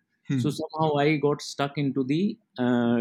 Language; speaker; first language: English; non-native, local second language; Haryanvi